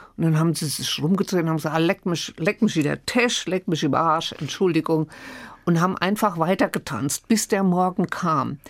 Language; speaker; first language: German; native; German